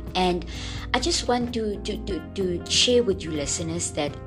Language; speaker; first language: English; non-native, local second language; Afrikaans